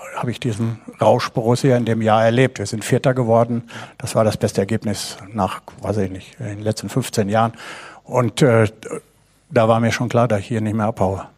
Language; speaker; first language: German; native; German